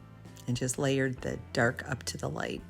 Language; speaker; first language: English; native; English